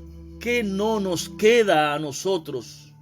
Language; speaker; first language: Spanish; native; Spanish